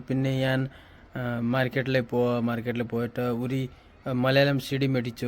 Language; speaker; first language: Malayalam; non-native, learner; Nepali